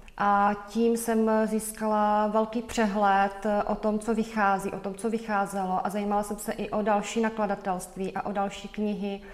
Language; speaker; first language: Czech; native; Czech